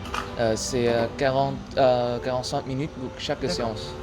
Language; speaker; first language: French; non-native, learner; Vietnamese